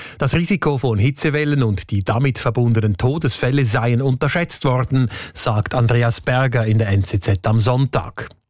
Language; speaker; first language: German; native; German